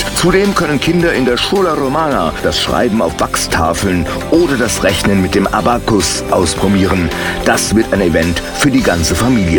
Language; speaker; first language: German; native; German